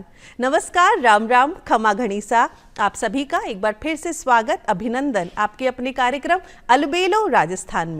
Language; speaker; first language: Hindi; native; Hindi